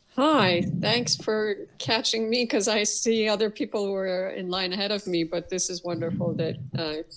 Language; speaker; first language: English; early bilingual, other home language; Persian